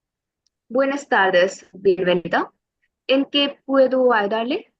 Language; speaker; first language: Spanish; non-native, learner; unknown